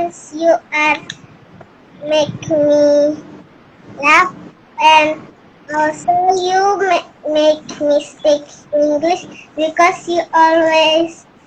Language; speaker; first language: English; non-native, learner; Indonesian